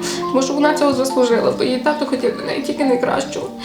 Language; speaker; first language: Ukrainian; native; Ukrainian